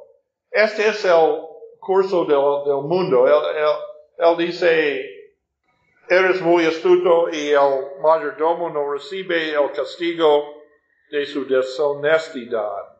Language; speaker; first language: Spanish; non-native, fluent; English